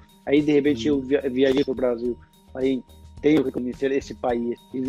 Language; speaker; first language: Portuguese; non-native, fluent; Arabic